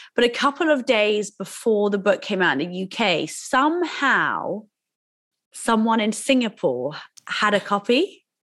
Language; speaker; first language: English; native; English